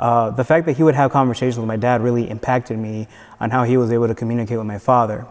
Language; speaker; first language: English; native; English